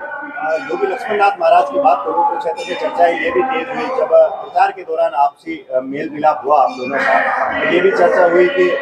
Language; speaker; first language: Hindi; native; Hindi